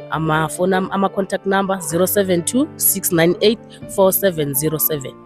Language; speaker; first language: Zulu; native; Zulu